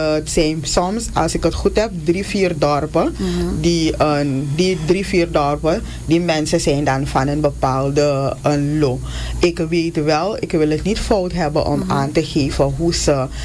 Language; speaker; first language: Dutch; non-native, local second language; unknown